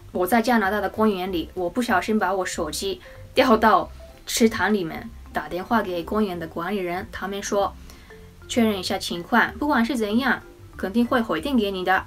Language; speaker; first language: Chinese; non-native, fluent; Japanese